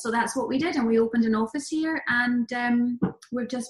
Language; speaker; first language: English; native; English